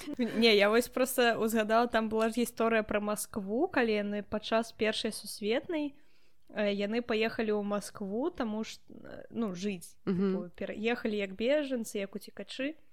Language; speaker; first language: Belarusian; non-native, local second language; Russian